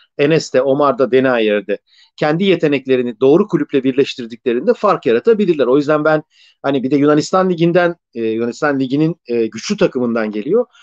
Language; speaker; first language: Turkish; native; Turkish